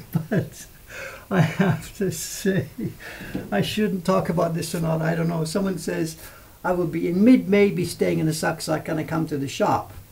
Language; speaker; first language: English; native; English